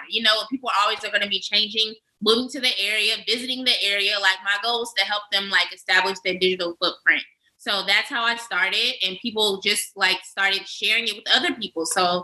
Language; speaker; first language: English; native; English